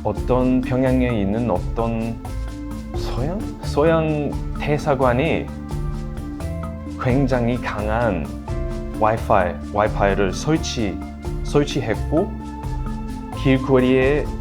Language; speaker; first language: Korean; non-native, fluent; English